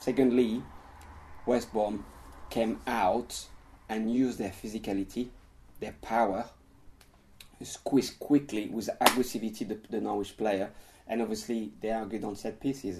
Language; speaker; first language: English; non-native, fluent; French